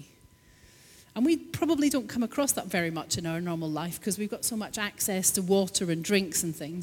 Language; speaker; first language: English; native; English